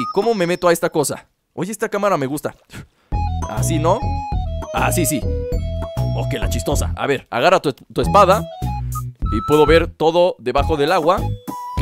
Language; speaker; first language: Spanish; native; Spanish